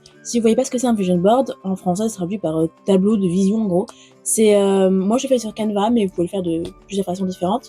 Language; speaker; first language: French; native; French